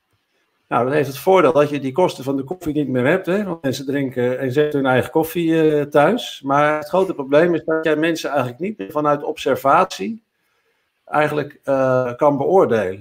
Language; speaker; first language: Dutch; native; Dutch